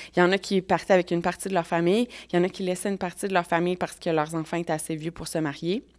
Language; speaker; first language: French; native; French